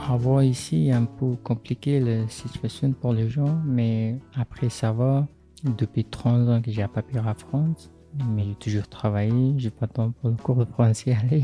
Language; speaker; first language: French; non-native, learner; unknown